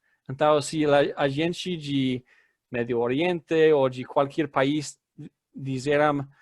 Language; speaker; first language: Spanish; non-native, fluent; English